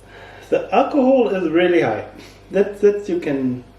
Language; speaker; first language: English; non-native, learner; German